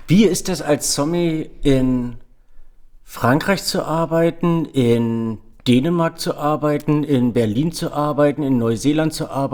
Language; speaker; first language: German; native; German